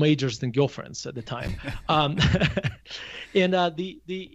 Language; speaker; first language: English; non-native, fluent; Russian